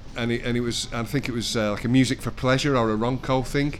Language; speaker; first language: English; native; English